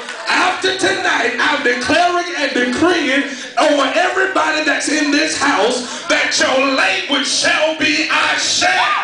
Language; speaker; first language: English; native; English